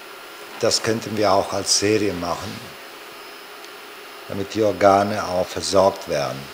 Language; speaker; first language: German; non-native, fluent; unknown